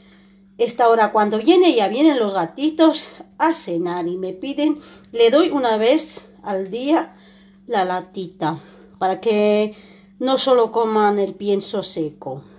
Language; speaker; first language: Spanish; non-native, fluent; Armenian